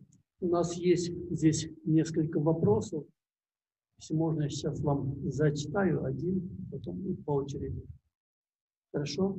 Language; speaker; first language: Russian; native; Russian